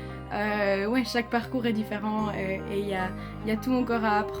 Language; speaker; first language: French; native; French